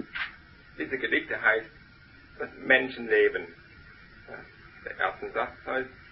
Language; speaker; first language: German; non-native, learner; Vietnamese